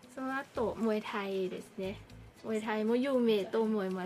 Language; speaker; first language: Japanese; non-native, learner; Thai